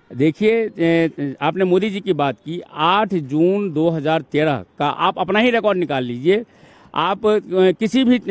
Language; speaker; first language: Hindi; native; Hindi